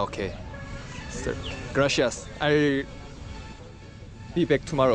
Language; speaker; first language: English; non-native, learner; Korean